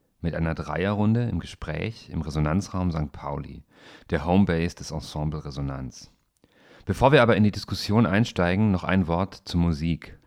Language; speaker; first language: German; native; German